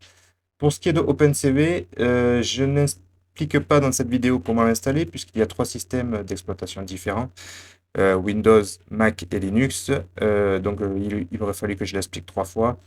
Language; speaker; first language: French; native; French